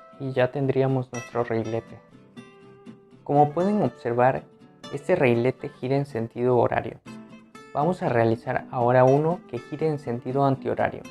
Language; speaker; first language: Spanish; native; Spanish